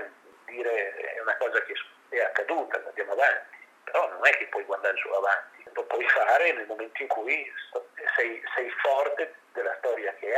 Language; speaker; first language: Italian; native; Italian